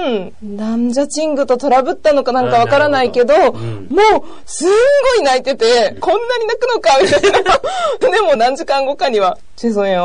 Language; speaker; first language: Japanese; native; Japanese